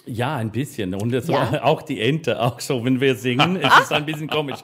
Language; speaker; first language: German; non-native, fluent; English